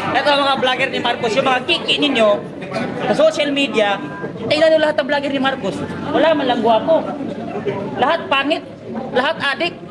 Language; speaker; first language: Filipino; non-native, local second language; Maguindanaon